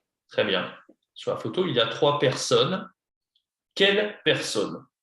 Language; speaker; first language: French; non-native, fluent; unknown